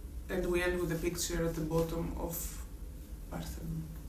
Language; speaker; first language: English; non-native, fluent; Greek